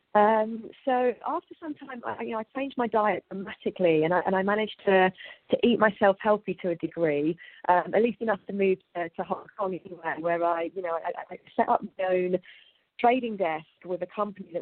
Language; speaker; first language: English; native; English